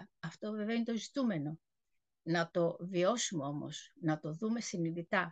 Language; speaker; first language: Greek; native; Greek